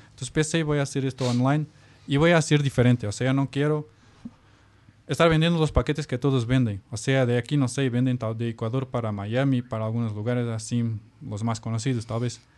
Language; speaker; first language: Spanish; non-native, fluent; Portuguese